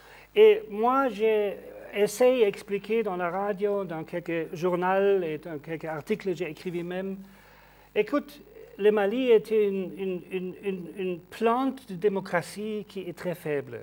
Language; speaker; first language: French; non-native, learner; German